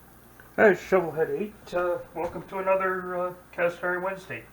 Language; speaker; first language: English; native; English